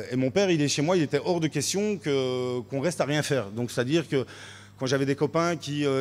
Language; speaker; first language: French; native; French